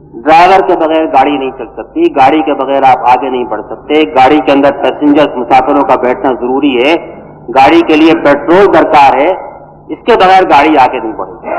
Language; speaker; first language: Urdu; native; Urdu